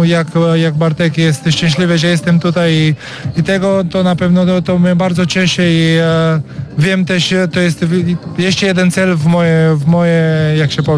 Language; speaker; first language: Polish; non-native, learner; Romanian